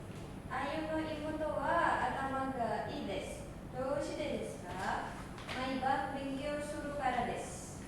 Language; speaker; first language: Japanese; non-native, learner; Indonesian